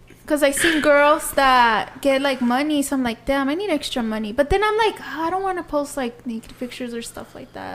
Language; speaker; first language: English; early bilingual, other home language; Spanish